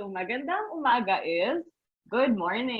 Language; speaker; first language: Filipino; early bilingual, heritage; Filipino